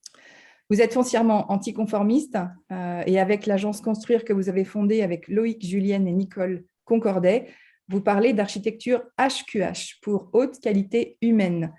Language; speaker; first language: French; native; French